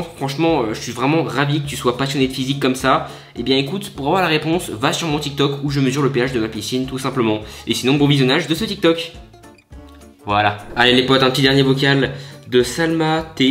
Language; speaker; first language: French; native; French